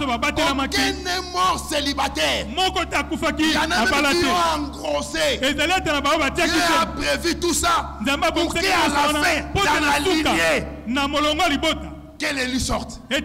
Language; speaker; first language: French; non-native, local second language; Lingala